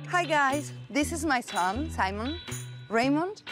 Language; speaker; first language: English; native; English